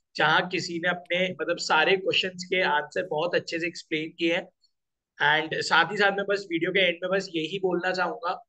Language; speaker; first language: Hindi; native; Hindi